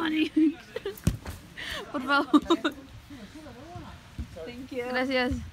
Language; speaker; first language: Spanish; early bilingual, heritage; Spanish